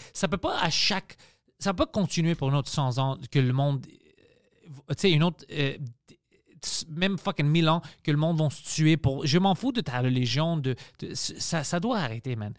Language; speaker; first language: French; early bilingual, other home language; Greek